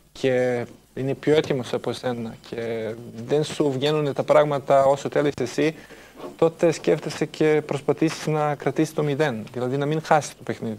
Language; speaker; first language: Greek; non-native, fluent; Serbian